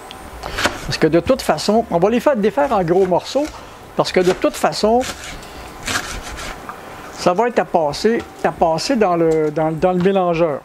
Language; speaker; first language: French; native; French